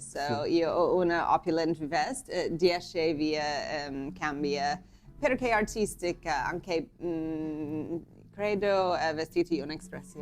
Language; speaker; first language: Italian; non-native, learner; English